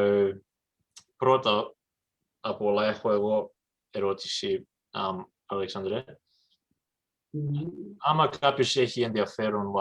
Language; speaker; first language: Greek; early bilingual, heritage; English